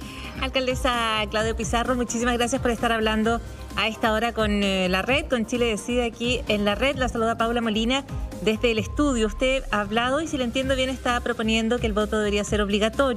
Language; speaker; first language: Spanish; native; Spanish